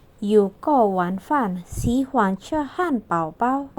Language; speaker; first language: Chinese; non-native, fluent; Indonesian